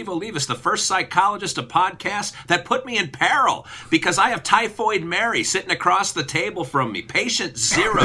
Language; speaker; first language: English; native; English